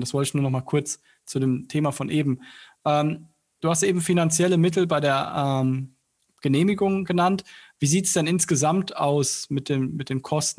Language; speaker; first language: German; native; German